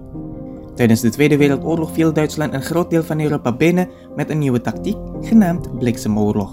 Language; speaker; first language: Dutch; non-native, fluent; Indonesian